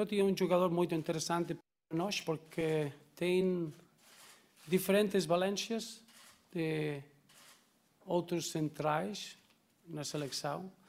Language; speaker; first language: Portuguese; non-native, learner; Spanish